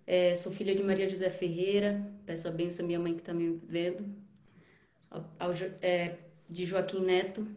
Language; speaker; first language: Portuguese; native; Portuguese